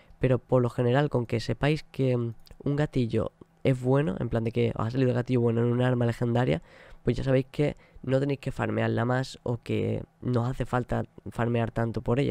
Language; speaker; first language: Spanish; native; Spanish